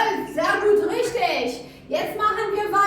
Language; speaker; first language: German; non-native, fluent; Albanian